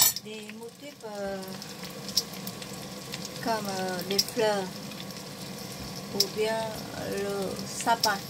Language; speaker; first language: French; non-native, fluent; Vietnamese